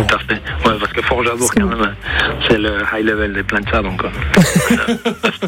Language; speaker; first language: French; non-native, fluent; Spanish